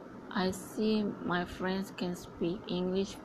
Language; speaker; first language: English; non-native, learner; Malay